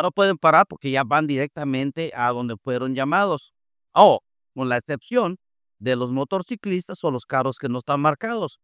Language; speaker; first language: Spanish; native; Spanish